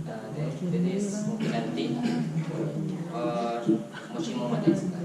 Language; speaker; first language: English; non-native, learner; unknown